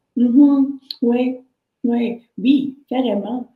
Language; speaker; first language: French; native; French